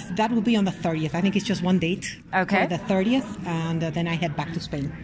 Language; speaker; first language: English; native; English